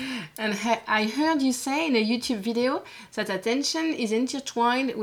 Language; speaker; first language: English; non-native, learner; French